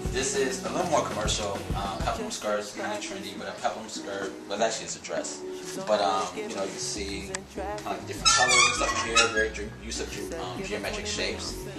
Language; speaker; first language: English; native; English